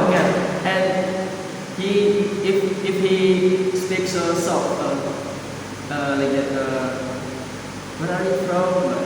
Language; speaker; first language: English; non-native, learner; Indonesian